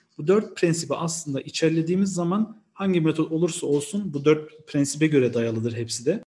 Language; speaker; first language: Turkish; early bilingual, heritage; Turkish